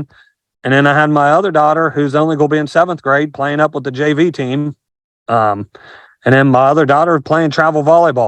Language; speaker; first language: English; native; English